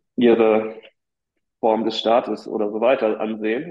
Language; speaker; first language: German; native; German